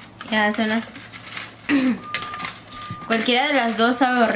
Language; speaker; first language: Spanish; early bilingual, heritage; Spanish